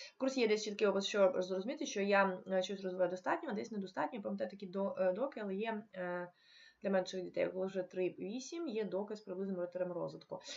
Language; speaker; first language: Ukrainian; non-native, local second language; Russian